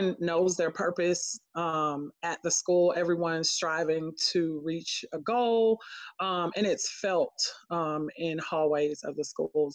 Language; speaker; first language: English; native; English